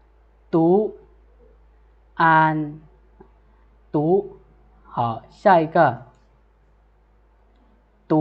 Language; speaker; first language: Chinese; non-native, fluent; Lao